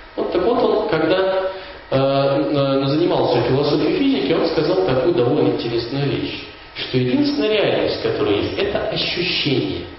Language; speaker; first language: Russian; native; Russian